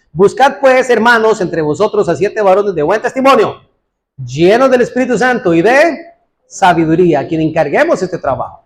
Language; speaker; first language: Spanish; native; Spanish